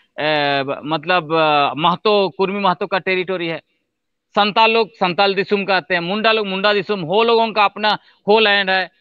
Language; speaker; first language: Hindi; non-native, local second language; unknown